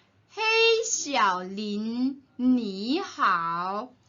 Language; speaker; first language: Chinese; non-native, learner; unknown